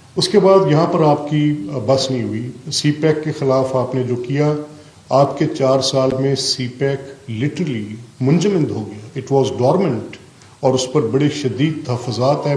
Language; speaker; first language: Urdu; non-native, local second language; Punjabi